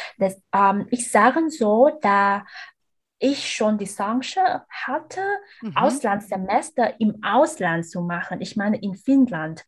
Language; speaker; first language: German; non-native, learner; Vietnamese